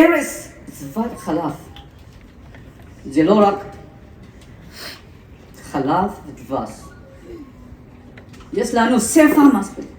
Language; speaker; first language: Hebrew; non-native, fluent; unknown